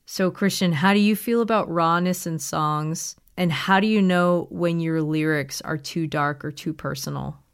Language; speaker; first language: English; native; English